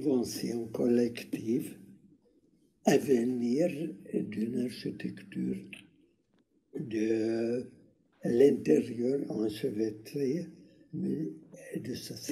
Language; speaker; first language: French; non-native, learner; Hungarian